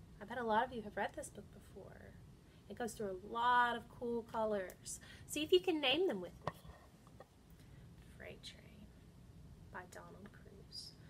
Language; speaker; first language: English; native; English